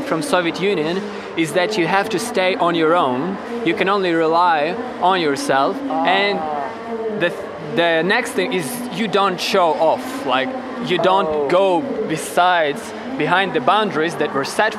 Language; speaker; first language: English; non-native, fluent; Ukrainian